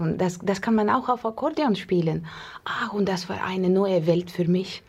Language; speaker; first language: German; non-native, learner; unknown